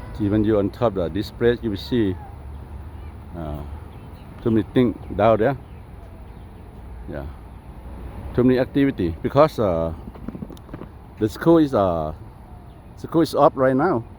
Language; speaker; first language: English; non-native, learner; Lao